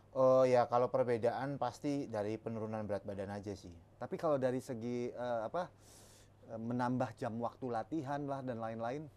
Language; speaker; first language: Indonesian; native; Indonesian